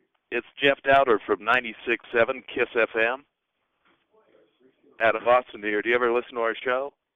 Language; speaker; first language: English; native; English